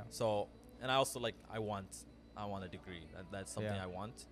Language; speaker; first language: English; early bilingual, other home language; Amharic